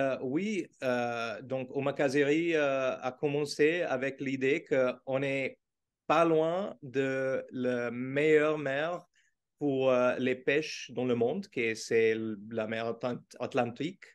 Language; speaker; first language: French; non-native, fluent; Portuguese